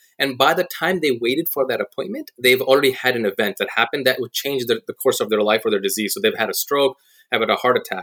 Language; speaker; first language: English; native; English